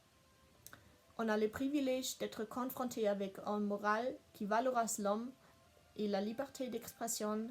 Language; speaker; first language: French; non-native, learner; German